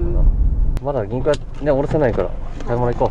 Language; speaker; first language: Japanese; native; Japanese